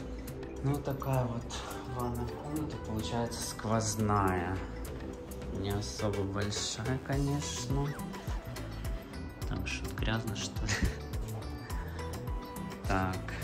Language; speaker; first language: Russian; native; Russian